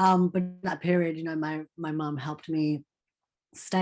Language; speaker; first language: English; early bilingual, other home language; Hindi